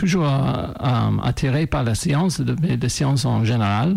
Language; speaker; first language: French; non-native, fluent; English